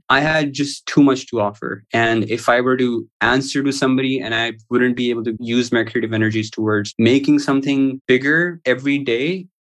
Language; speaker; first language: English; non-native, local second language; Urdu